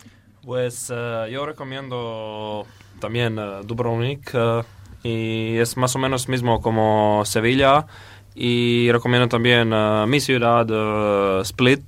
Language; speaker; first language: Spanish; non-native, learner; Croatian